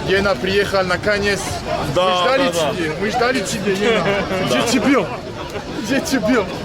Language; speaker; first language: Russian; non-native, learner; French